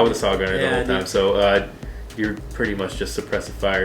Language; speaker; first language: English; native; English